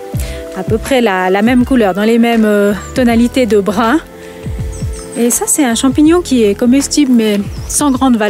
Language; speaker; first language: French; native; French